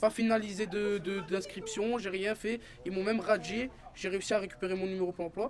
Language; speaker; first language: French; native; French